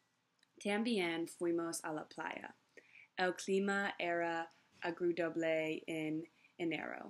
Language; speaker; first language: Spanish; non-native, learner; English